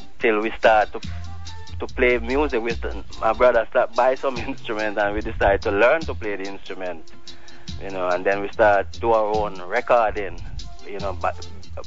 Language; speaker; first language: English; non-native, local second language; Jamaican Creole English